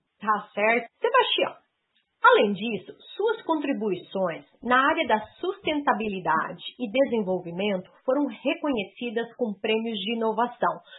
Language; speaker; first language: Portuguese; native; Portuguese